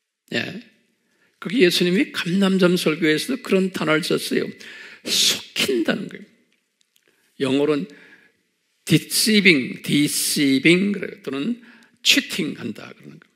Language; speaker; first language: Korean; native; Korean